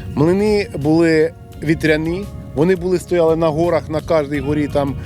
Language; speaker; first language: Ukrainian; native; Ukrainian